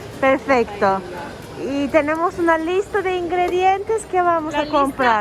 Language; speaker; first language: Spanish; non-native, fluent; Turkish